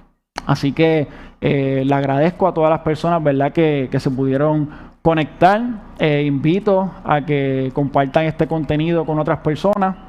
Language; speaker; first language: Spanish; native; Spanish